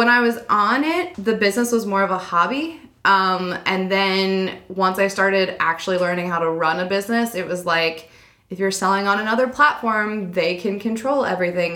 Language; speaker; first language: English; native; English